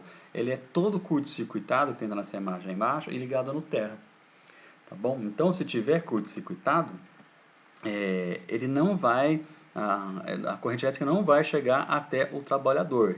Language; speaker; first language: Portuguese; native; Portuguese